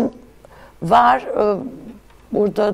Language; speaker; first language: Turkish; early bilingual, other home language; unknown